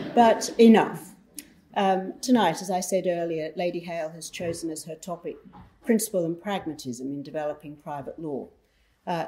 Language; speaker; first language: English; native; English